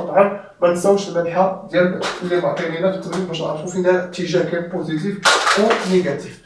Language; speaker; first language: Arabic; native; Arabic